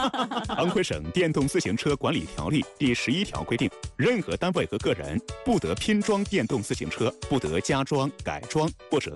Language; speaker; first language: Chinese; native; Chinese